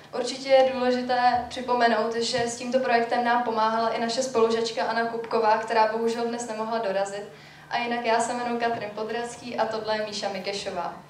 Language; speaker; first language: Czech; native; Czech